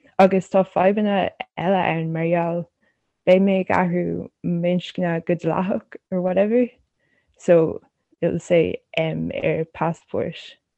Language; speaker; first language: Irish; non-native, local second language; English